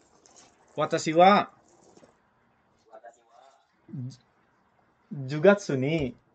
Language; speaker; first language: Japanese; non-native, fluent; Indonesian